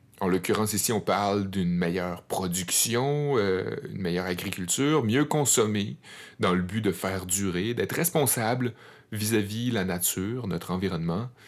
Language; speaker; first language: French; native; French